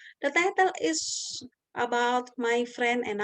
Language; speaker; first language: English; non-native, learner; Indonesian